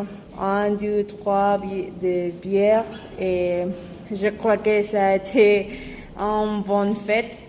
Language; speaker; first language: French; non-native, learner; Spanish